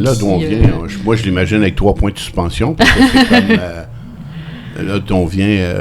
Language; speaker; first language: French; native; French